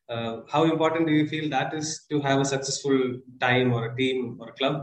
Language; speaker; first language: English; non-native, local second language; Malayalam